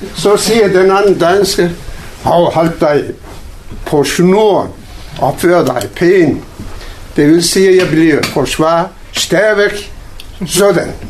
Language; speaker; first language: Danish; non-native, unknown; Turkish